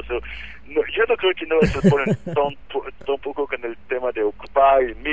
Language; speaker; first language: Spanish; non-native, fluent; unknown